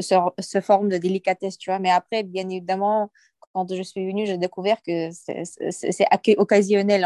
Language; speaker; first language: French; non-native, fluent; Uyghur